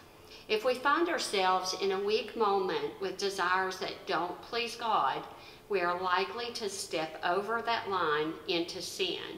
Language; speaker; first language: English; native; English